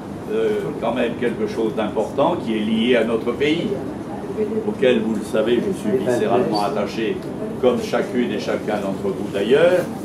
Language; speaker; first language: French; native; French